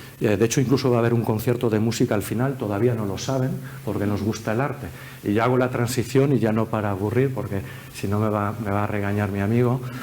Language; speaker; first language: Spanish; early bilingual, heritage; Spanish